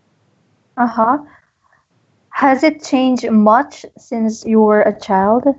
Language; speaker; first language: English; non-native, local second language; Filipino